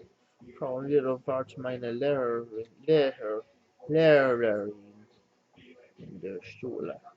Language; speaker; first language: German; non-native, learner; English